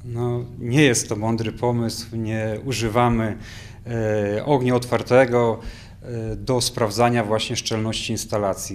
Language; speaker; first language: Polish; native; Polish